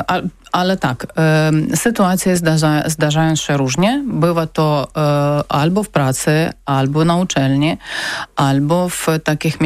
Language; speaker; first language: Polish; non-native, learner; Ukrainian